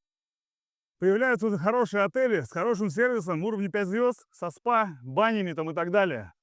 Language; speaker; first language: Russian; native; Russian